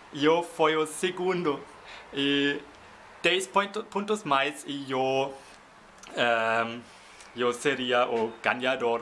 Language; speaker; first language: Portuguese; non-native, fluent; German